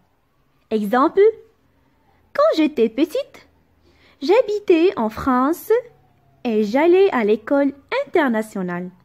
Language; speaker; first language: French; non-native, local second language; Arabic